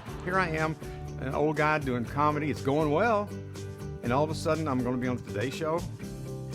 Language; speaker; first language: English; native; English